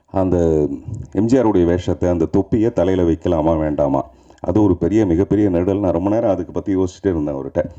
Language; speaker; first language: Tamil; native; Tamil